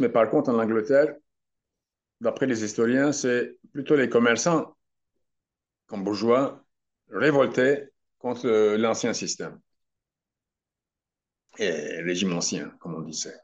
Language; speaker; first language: French; non-native, fluent; Turkish